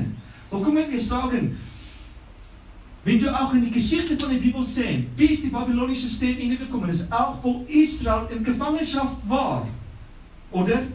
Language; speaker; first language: German; non-native, fluent; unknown